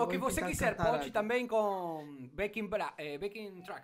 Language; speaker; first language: Portuguese; non-native, learner; Spanish